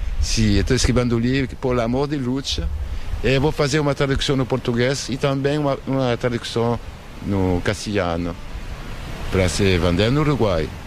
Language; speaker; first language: Portuguese; non-native, learner; French